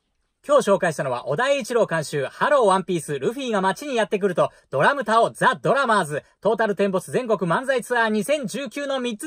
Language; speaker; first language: Japanese; native; Japanese